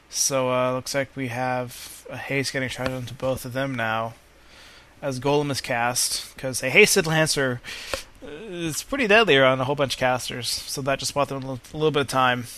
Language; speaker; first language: English; native; English